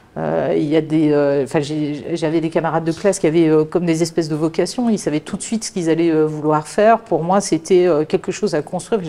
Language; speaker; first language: French; native; French